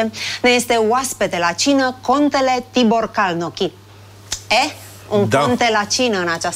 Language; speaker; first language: Romanian; native; Romanian